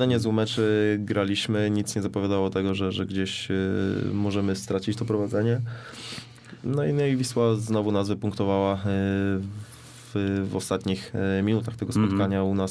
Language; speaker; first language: Polish; native; Polish